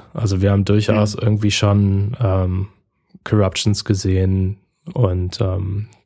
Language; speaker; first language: German; native; German